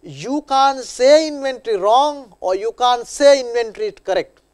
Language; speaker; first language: English; non-native, local second language; Sinhala